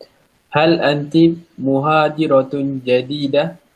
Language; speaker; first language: Arabic; non-native, learner; Malay